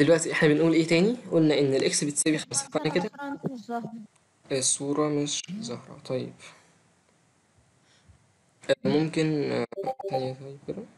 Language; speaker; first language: Arabic; native; Arabic